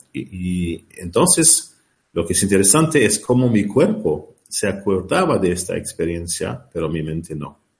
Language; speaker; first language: Spanish; non-native, learner; Arabic